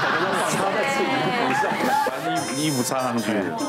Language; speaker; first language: Chinese; native; Chinese